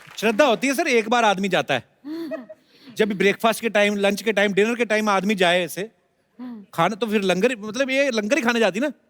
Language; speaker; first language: Hindi; non-native, local second language; Punjabi